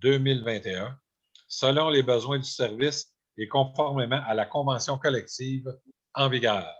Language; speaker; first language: French; native; French